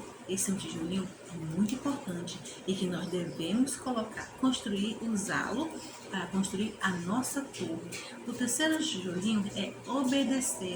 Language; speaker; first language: Portuguese; native; Portuguese